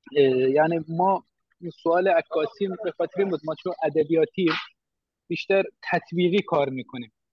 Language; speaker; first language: Persian; non-native, fluent; Turkish